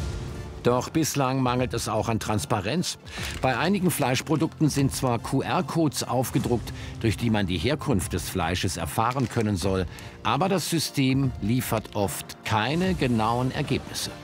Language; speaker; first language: German; native; German